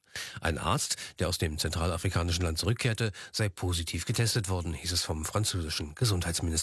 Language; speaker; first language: German; native; German